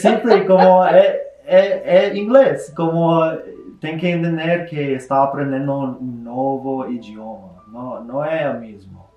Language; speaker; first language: Portuguese; non-native, learner; English